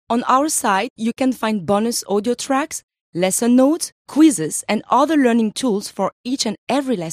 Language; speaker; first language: English; non-native, fluent; French